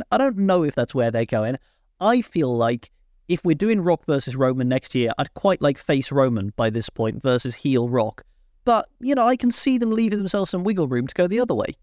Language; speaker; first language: English; native; English